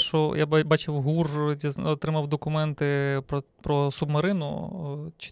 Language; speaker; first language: Ukrainian; native; Ukrainian